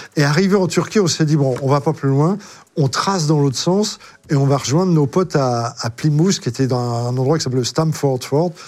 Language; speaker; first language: French; native; French